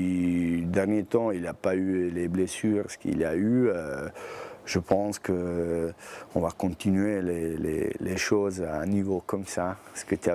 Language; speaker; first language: French; non-native, fluent; Bosnian